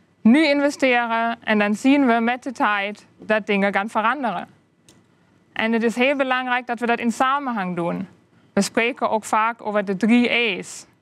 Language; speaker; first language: Dutch; non-native, fluent; German